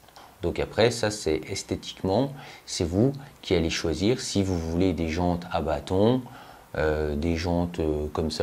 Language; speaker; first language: French; native; French